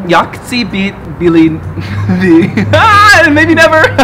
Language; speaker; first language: Czech; early bilingual, heritage; English